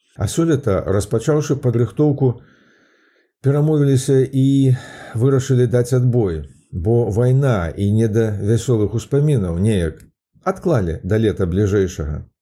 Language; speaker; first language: Belarusian; native; Belarusian